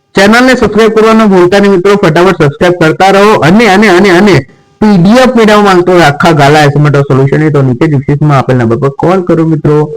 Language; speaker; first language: Gujarati; non-native, local second language; Marathi